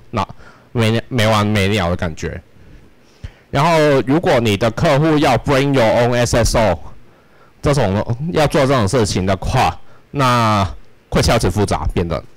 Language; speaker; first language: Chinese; non-native, local second language; Cantonese